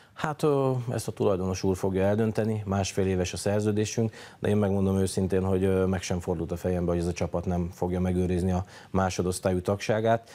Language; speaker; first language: Hungarian; native; Hungarian